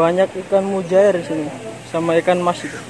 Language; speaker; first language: Indonesian; native; Indonesian